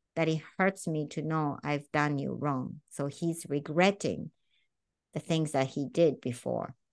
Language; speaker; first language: English; non-native, fluent; Japanese